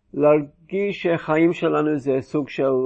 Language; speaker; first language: Hebrew; non-native, fluent; English